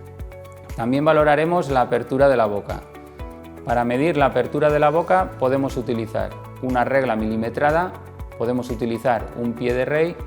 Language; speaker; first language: Spanish; native; Spanish